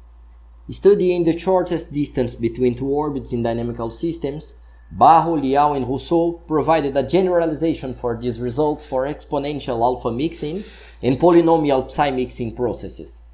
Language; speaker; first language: English; non-native, fluent; Portuguese